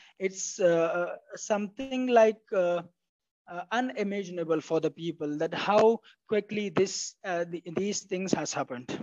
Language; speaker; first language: English; non-native, fluent; Pashto